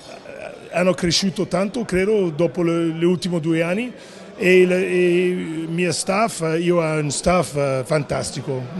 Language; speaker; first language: Italian; non-native, learner; English